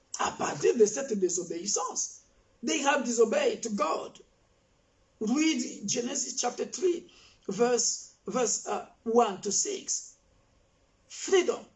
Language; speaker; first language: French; non-native, local second language; Kongo